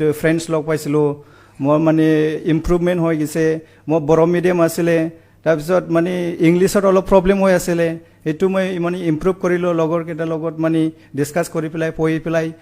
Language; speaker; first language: Assamese; non-native, local second language; Bodo